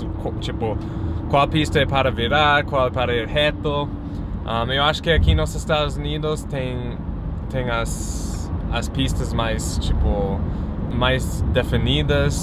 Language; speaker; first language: Portuguese; non-native, fluent; English